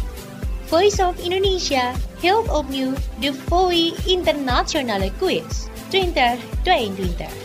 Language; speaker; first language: Dutch; non-native, local second language; Indonesian